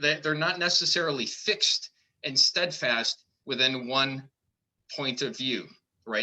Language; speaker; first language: English; native; English